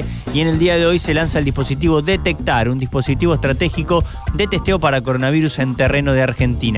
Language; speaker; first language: Spanish; native; Spanish